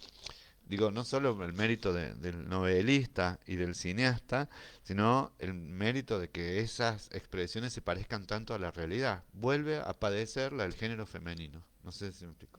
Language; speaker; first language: Spanish; native; Spanish